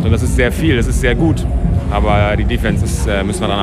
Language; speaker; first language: German; native; German